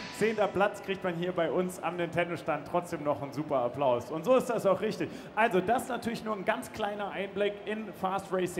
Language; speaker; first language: German; native; German